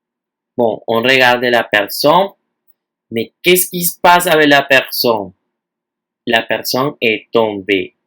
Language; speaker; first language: French; non-native, fluent; Spanish